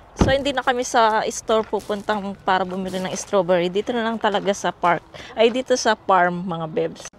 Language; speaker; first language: Filipino; native; Filipino